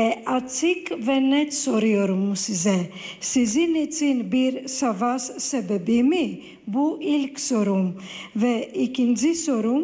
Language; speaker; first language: Turkish; non-native, fluent; Greek